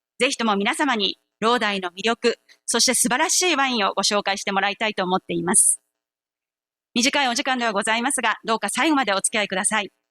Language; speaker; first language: Japanese; native; Japanese